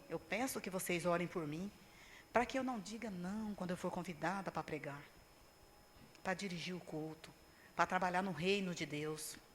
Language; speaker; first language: Portuguese; native; Portuguese